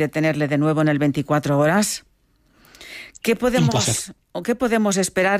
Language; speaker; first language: Spanish; native; Spanish